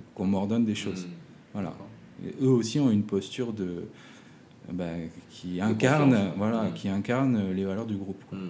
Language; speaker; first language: French; native; French